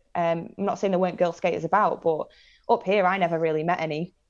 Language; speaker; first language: English; native; English